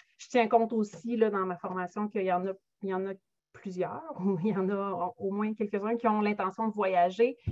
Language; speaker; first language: French; native; French